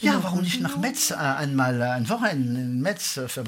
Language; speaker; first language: German; non-native, fluent; French